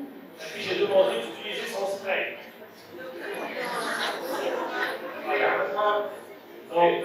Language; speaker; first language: French; non-native, local second language; Arabic